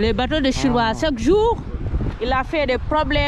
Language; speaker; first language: French; non-native, learner; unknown